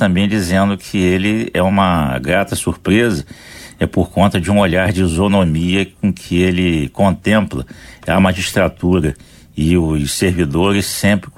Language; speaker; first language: Portuguese; native; Portuguese